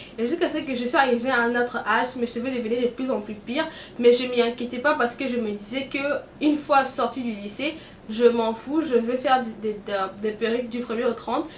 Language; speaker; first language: French; non-native, local second language; Lingala